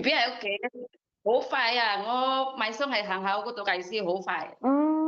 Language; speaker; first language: Cantonese; non-native, learner; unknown